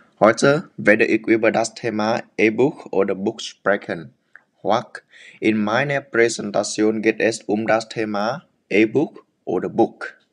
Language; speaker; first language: German; non-native, learner; Vietnamese